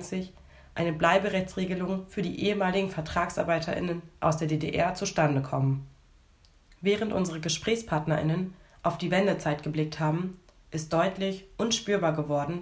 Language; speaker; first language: German; native; German